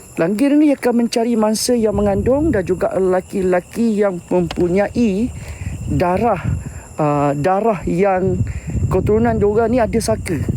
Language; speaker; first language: Malay; native; Malay